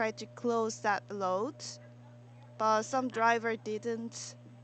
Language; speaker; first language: English; non-native, learner; Korean